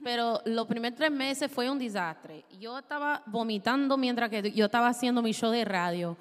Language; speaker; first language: Spanish; non-native, fluent; English